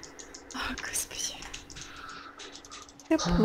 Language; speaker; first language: Russian; non-native, learner; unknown